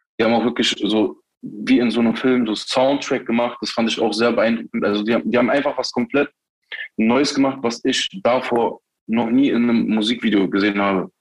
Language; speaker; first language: German; early bilingual, other home language; Turkish